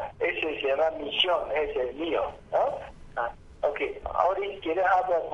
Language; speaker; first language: Spanish; non-native, learner; Chinese